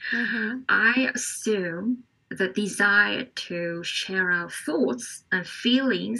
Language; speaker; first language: English; non-native, fluent; Korean